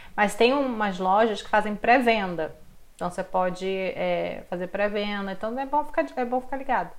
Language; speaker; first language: Portuguese; native; Portuguese